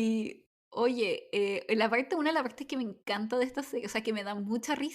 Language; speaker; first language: Spanish; native; Spanish